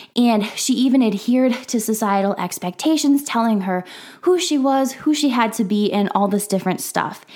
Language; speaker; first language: English; native; English